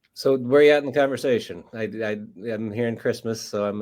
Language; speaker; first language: English; native; English